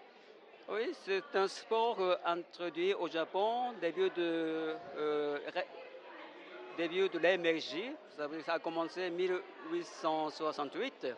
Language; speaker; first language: French; non-native, fluent; Japanese